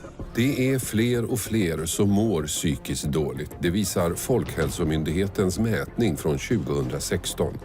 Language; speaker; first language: Swedish; native; Swedish